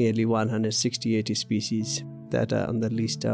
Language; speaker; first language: English; non-native, local second language; Nepali